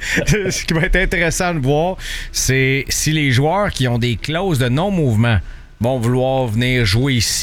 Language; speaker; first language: French; native; French